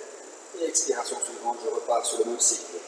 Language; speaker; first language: French; native; French